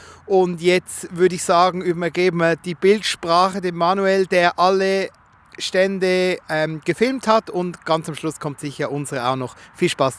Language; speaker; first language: German; native; German